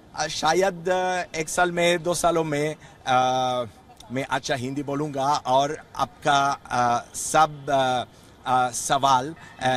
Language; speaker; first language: Hindi; non-native, learner; Spanish